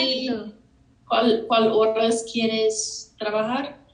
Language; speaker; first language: Spanish; non-native, learner; English